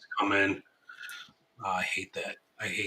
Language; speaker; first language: English; native; English